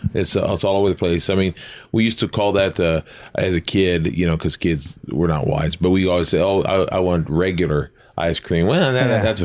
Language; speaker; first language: English; native; English